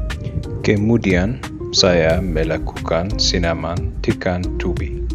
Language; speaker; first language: Indonesian; non-native, learner; Arabic